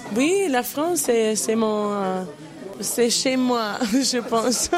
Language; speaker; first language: French; non-native, learner; English